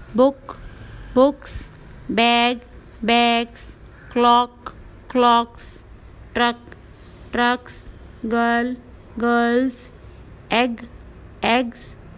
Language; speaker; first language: English; non-native, local second language; Urdu